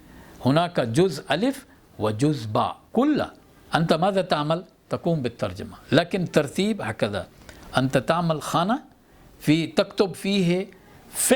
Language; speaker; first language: Arabic; non-native, fluent; Urdu